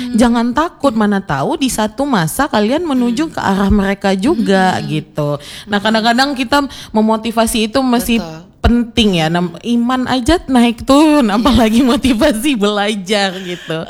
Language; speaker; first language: Indonesian; native; Indonesian